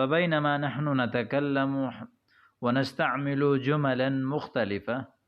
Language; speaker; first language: Arabic; non-native, fluent; Urdu